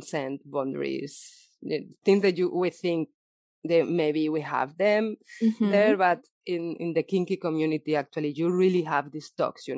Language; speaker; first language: English; non-native, fluent; Spanish